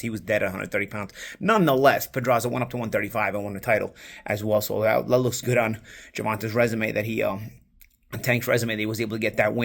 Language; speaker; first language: English; native; English